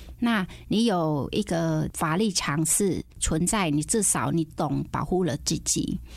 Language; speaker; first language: Chinese; non-native, fluent; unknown